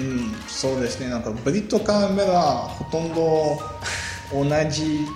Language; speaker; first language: Japanese; non-native, learner; Bulgarian